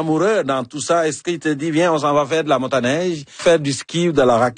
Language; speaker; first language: French; native; French